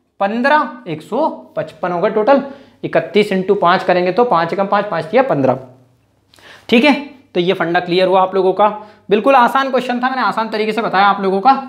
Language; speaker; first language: Hindi; native; Hindi